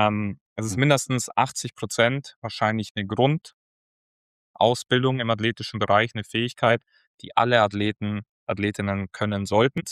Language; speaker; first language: German; native; German